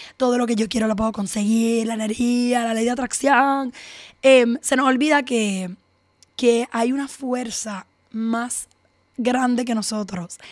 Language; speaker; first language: Spanish; early bilingual, heritage; Spanish